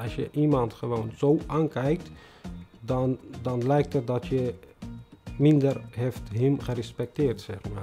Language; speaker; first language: Dutch; non-native, fluent; Tigrinya